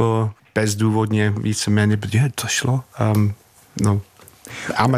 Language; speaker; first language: Czech; non-native, fluent; English